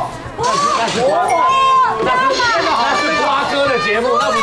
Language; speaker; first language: Chinese; native; Chinese